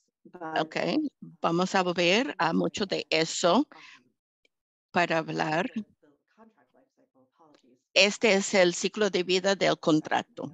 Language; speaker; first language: Spanish; early bilingual, heritage; English